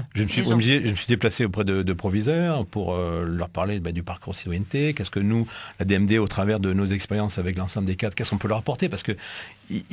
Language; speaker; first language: French; native; French